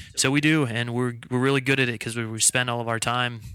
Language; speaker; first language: English; native; English